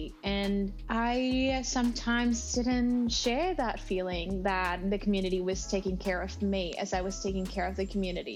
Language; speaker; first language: English; non-native, fluent; Spanish